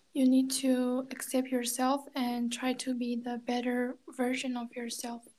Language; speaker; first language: English; non-native, learner; Kazakh